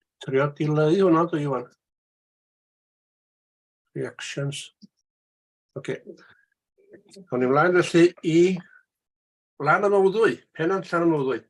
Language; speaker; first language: Welsh; native; Welsh